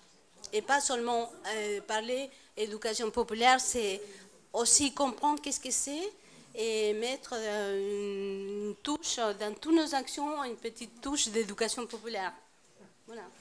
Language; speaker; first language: French; non-native, fluent; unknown